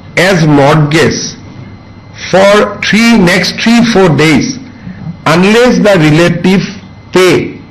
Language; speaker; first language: English; non-native, local second language; Assamese